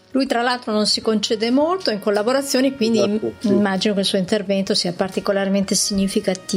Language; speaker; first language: Italian; native; Italian